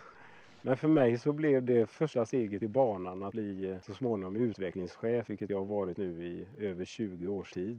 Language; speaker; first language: Swedish; native; Swedish